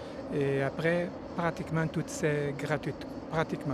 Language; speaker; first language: French; non-native, learner; Portuguese